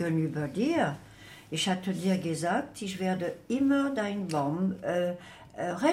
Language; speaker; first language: German; non-native, fluent; French